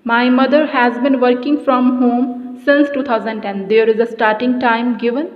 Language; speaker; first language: English; non-native, local second language; Punjabi